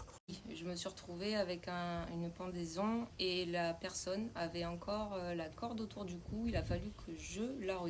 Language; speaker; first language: French; native; French